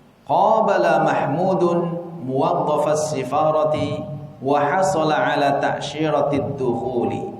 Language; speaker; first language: Arabic; non-native, fluent; Indonesian